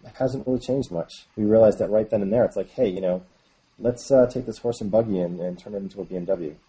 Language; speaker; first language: English; native; English